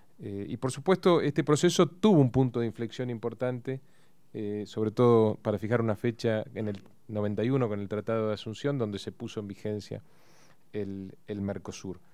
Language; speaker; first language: Spanish; native; Spanish